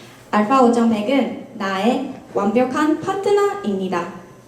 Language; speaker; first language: Korean; non-native, fluent; Japanese